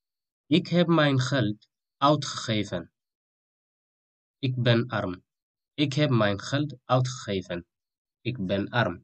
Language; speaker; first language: Dutch; non-native, fluent; Tigrinya